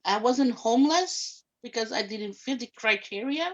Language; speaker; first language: English; early bilingual, other home language; Spanish